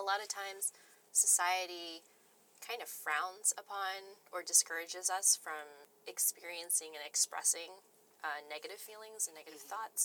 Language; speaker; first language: English; native; English